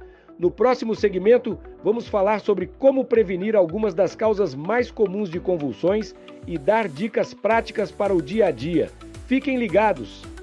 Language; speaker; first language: Portuguese; native; Portuguese